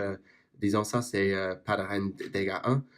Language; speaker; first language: French; non-native, fluent; English